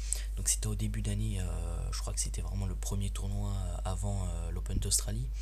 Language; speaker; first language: French; native; French